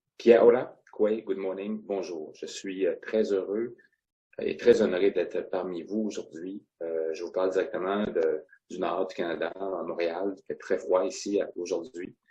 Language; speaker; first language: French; non-native, local second language; Innu-aimun